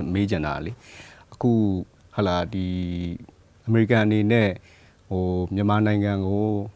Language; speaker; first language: Burmese; native; Burmese